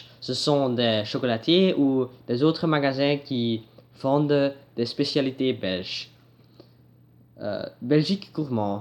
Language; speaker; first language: French; non-native, learner; Dutch